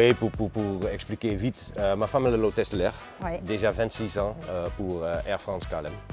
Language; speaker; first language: French; non-native, learner; Dutch